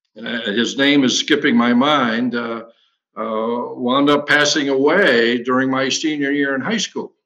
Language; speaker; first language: English; native; English